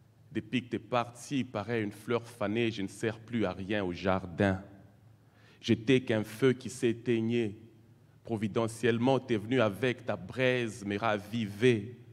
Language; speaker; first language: French; non-native, local second language; Swahili